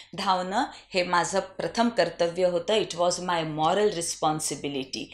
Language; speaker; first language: Marathi; native; Marathi